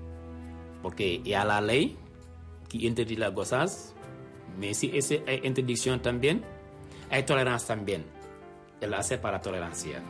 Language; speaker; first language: Spanish; non-native, learner; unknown